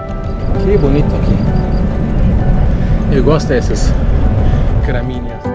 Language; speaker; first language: Portuguese; non-native, fluent; German